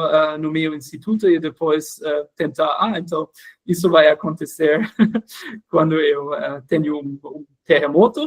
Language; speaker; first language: Portuguese; non-native, fluent; German